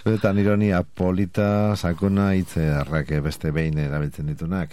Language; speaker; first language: Basque; native; Basque